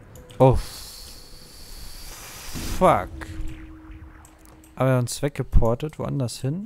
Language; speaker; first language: German; native; German